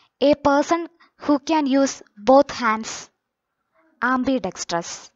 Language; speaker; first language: English; non-native, local second language; Malayalam